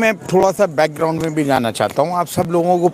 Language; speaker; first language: Hindi; native; Hindi